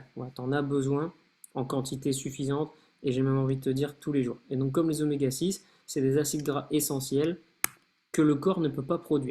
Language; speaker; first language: French; native; French